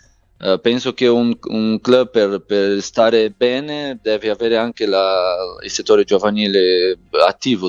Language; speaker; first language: Italian; non-native, fluent; Portuguese